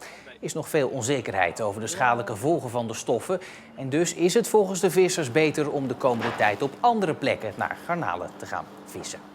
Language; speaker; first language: Dutch; native; Dutch